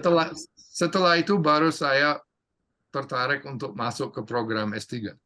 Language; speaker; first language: Indonesian; non-native, fluent; English